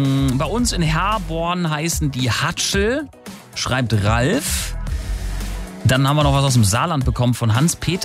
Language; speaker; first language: German; native; German